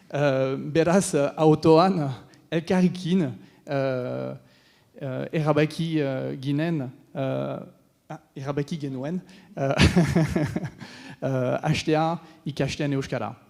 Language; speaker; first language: Basque; non-native, learner; French